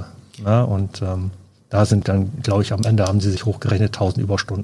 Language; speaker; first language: German; native; German